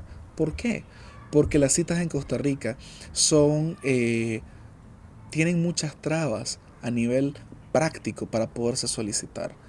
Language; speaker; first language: Spanish; native; Spanish